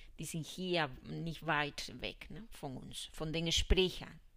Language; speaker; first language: German; non-native, fluent; Spanish